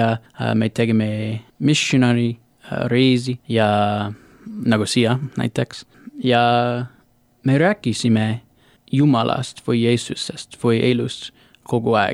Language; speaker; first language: Estonian; non-native, learner; English